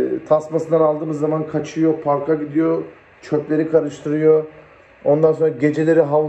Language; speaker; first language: Turkish; native; Turkish